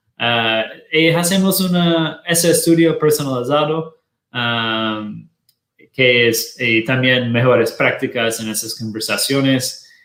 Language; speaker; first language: Spanish; non-native, fluent; Portuguese